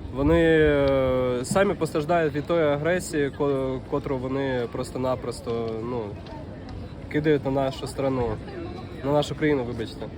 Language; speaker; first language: Ukrainian; native; Ukrainian